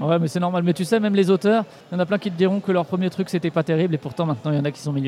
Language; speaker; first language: French; native; French